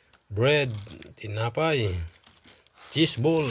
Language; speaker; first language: English; non-native, local second language; Filipino